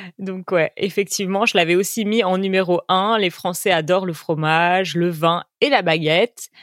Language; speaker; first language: French; native; French